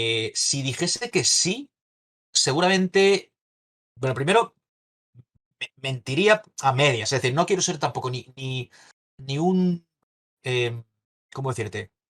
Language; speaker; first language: Spanish; native; Spanish